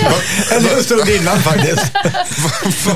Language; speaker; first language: Swedish; native; Swedish